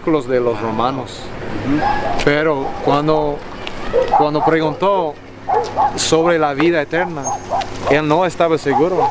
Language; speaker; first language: Spanish; non-native, fluent; English